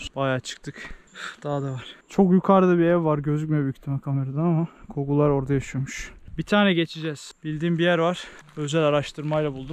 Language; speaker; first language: Turkish; native; Turkish